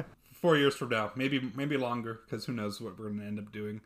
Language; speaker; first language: English; native; English